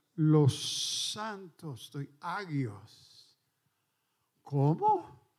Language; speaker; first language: Spanish; early bilingual, heritage; Spanish